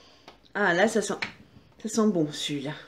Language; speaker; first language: French; native; French